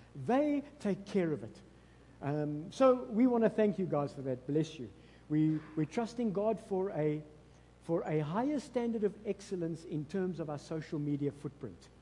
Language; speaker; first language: English; non-native, local second language; Afrikaans